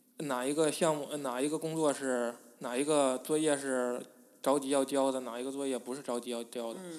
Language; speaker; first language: Chinese; native; Chinese